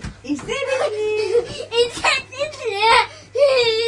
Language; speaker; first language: German; native; German